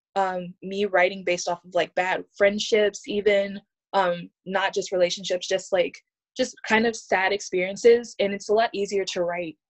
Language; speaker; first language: English; native; English